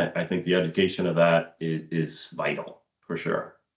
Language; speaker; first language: English; native; English